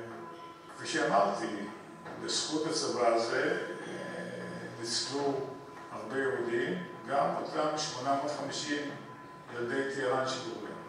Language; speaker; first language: Hebrew; early bilingual, other home language; Polish